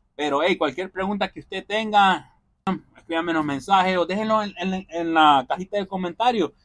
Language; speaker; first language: Spanish; early bilingual, heritage; Spanish